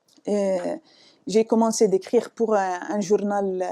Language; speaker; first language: French; non-native, fluent; Arabic